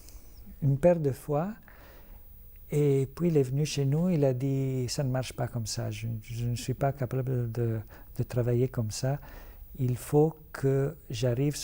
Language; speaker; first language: French; non-native, fluent; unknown